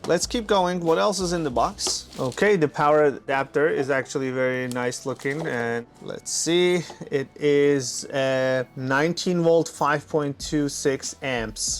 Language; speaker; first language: English; non-native, fluent; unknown